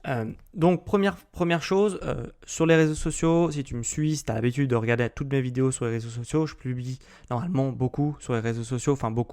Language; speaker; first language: French; native; French